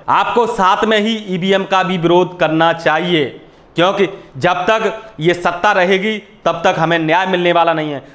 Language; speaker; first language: Hindi; native; Hindi